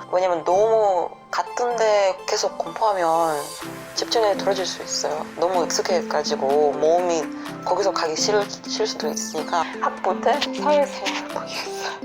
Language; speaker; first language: Korean; non-native, fluent; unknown